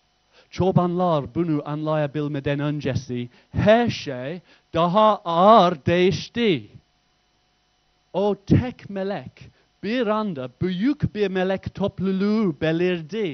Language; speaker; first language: Turkish; non-native, fluent; English